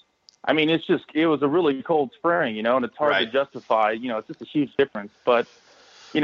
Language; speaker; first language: English; native; English